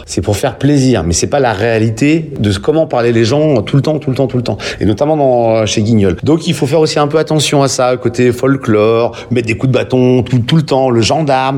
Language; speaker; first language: French; native; French